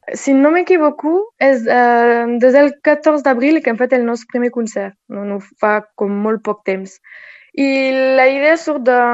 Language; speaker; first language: Catalan; non-native, local second language; French